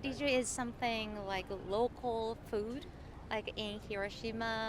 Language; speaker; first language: English; non-native, learner; Japanese